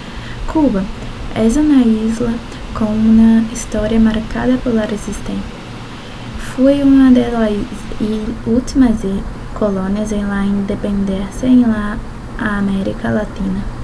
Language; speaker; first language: Spanish; non-native, learner; Portuguese